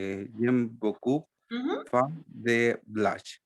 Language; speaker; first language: French; non-native, learner; Spanish